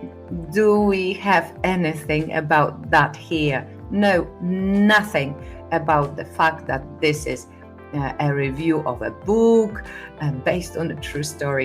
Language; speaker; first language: English; non-native, fluent; Polish